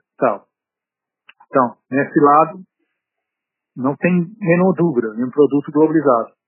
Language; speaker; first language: Portuguese; non-native, fluent; English